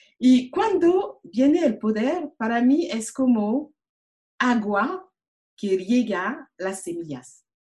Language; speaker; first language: Spanish; non-native, learner; French